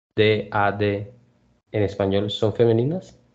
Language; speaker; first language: Spanish; native; Spanish